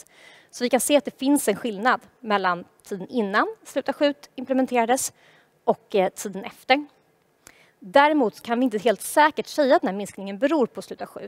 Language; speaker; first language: Swedish; native; Swedish